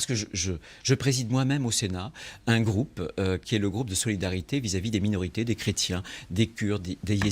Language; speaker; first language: French; native; French